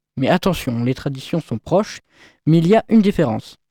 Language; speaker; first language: French; native; French